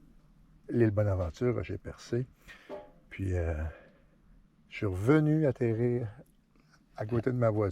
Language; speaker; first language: French; native; French